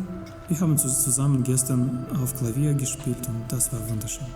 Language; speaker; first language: German; non-native, fluent; Russian